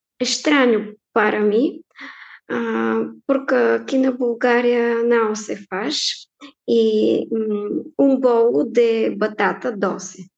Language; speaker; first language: Portuguese; non-native, fluent; Bulgarian